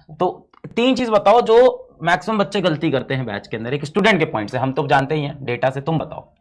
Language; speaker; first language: Hindi; native; Hindi